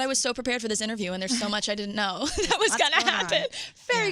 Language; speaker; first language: English; native; English